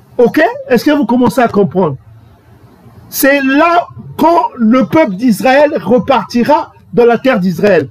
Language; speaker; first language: French; non-native, local second language; Kongo